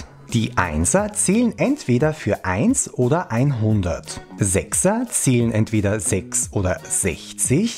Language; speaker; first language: German; native; German